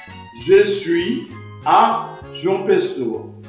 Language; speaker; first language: French; non-native, fluent; Portuguese